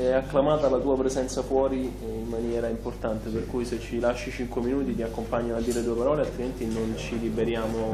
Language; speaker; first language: Italian; native; Italian